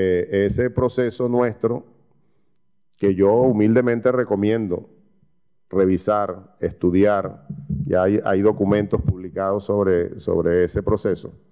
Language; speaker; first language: Spanish; native; Spanish